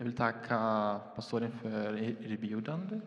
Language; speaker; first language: Swedish; non-native, fluent; Portuguese